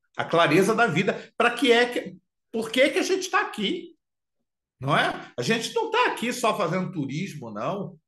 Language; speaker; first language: Portuguese; native; Portuguese